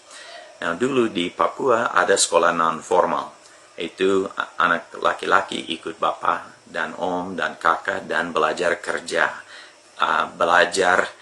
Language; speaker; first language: Indonesian; non-native, fluent; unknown